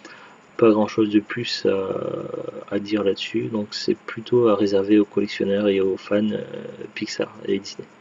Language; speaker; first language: French; native; French